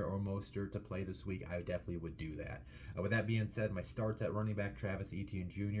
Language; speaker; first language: English; native; English